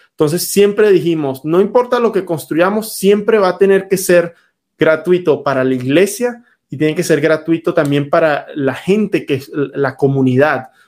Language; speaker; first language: Spanish; native; Spanish